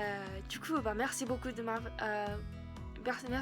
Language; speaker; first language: French; non-native, learner; Japanese